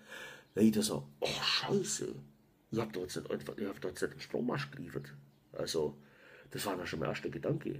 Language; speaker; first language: German; native; German